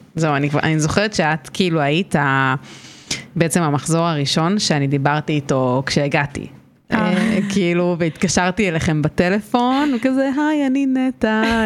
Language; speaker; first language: Hebrew; native; Hebrew